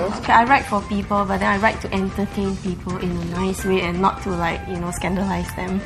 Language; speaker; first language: English; native; English